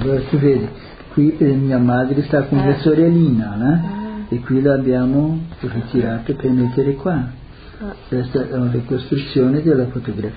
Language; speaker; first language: Italian; early bilingual, heritage; Portuguese